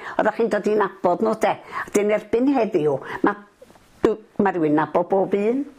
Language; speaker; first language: Welsh; native; Welsh